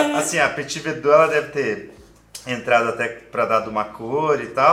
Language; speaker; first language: Portuguese; native; Portuguese